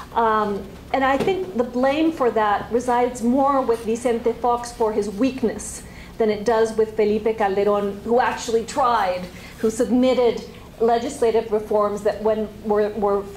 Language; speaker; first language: English; non-native, fluent; Spanish